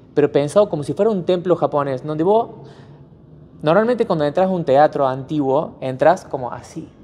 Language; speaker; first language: Spanish; native; Spanish